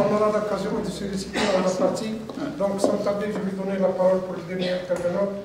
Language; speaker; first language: French; non-native, local second language; Arabic